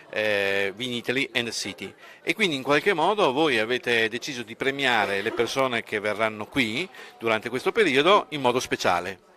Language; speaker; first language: Italian; native; Italian